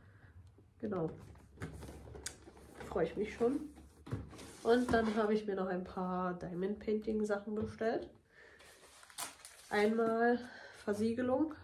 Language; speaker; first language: German; native; German